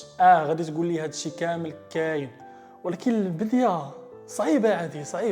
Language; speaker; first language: Arabic; native; Arabic